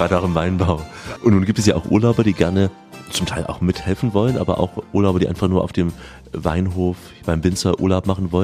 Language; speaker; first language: German; native; German